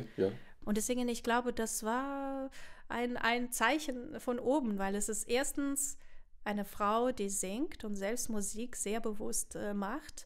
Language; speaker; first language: German; non-native, fluent; Russian